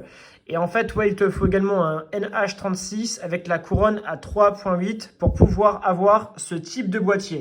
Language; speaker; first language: French; native; French